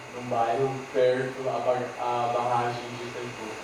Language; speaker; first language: Portuguese; non-native, fluent; Spanish